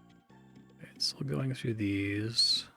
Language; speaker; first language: English; native; English